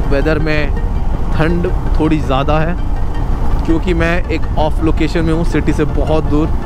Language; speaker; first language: Hindi; non-native, local second language; Odia